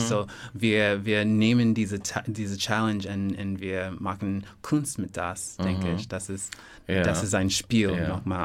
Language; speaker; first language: German; non-native, learner; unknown